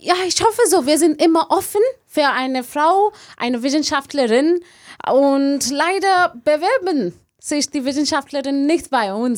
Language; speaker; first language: German; non-native, learner; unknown